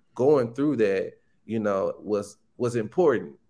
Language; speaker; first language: English; native; English